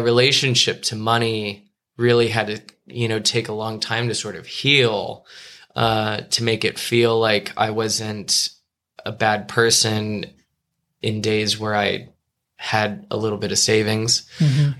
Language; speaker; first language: English; native; English